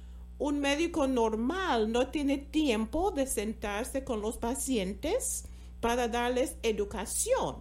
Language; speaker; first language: Spanish; non-native, fluent; English